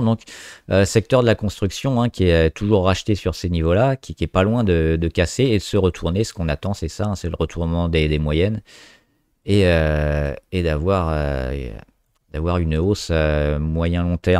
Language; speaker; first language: French; native; French